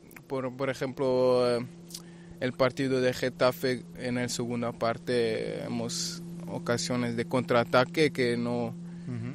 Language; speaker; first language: Spanish; non-native, fluent; German